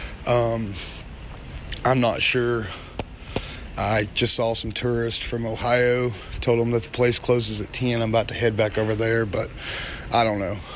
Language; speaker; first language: English; native; English